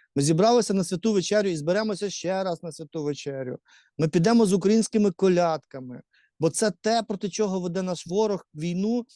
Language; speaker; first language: Ukrainian; native; Ukrainian